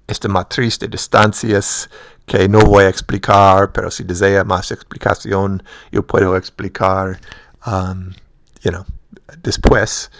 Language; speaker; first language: Spanish; non-native, fluent; English